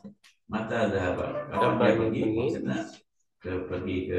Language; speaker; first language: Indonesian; native; Indonesian